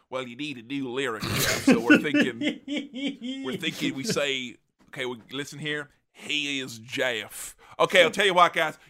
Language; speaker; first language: English; native; English